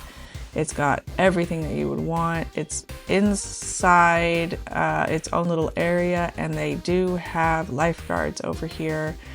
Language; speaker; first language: English; native; English